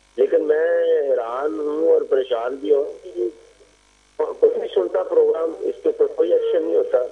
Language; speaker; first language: Urdu; non-native, local second language; Punjabi